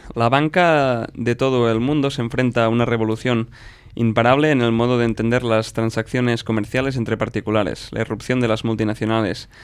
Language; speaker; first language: Spanish; non-native, local second language; Catalan